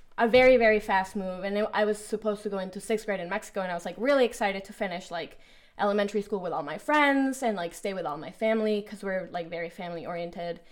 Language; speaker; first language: English; early bilingual, other home language; Spanish